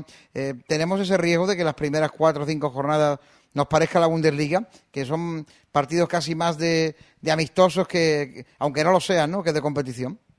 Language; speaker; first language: Spanish; native; Spanish